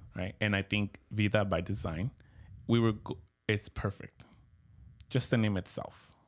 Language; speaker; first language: English; early bilingual, other home language; Spanish